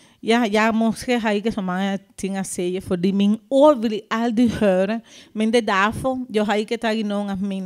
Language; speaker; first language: Danish; non-native, learner; Spanish